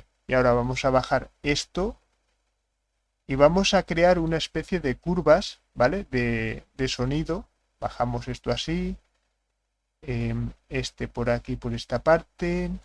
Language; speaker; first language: Spanish; native; Spanish